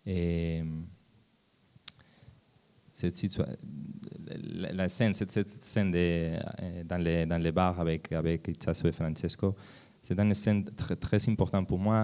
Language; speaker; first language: French; non-native, learner; Spanish